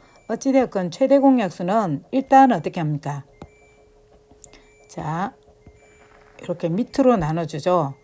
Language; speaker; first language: Korean; native; Korean